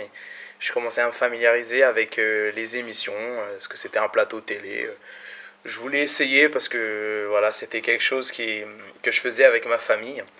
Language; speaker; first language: French; early bilingual, other home language; Malagasy